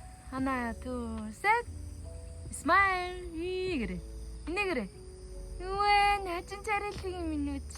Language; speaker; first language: Korean; non-native, learner; Mongolian